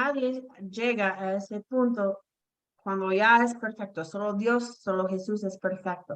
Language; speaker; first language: Spanish; non-native, fluent; English